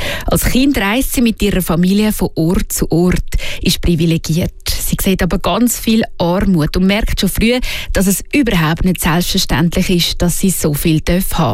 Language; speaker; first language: German; native; German